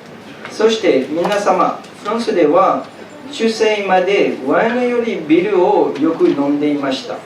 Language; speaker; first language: Japanese; non-native, fluent; French